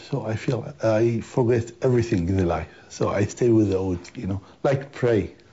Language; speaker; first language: English; non-native, learner; Arabic